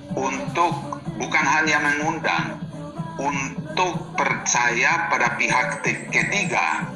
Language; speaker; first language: Indonesian; non-native, fluent; Finnish